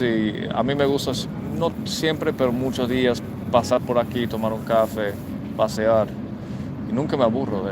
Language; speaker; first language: Spanish; non-native, fluent; English